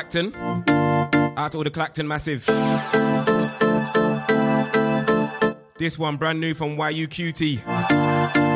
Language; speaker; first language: English; native; English